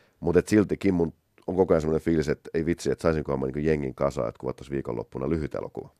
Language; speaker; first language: Finnish; native; Finnish